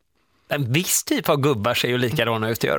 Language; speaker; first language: Swedish; native; Swedish